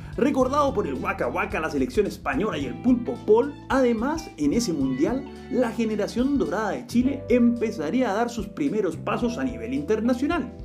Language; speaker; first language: Spanish; native; Spanish